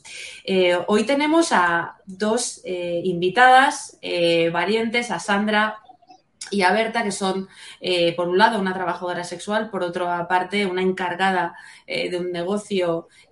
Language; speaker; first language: Spanish; native; Spanish